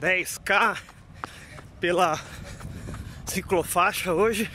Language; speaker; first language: Portuguese; native; Portuguese